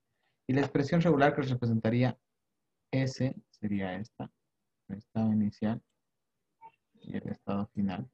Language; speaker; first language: Spanish; native; Spanish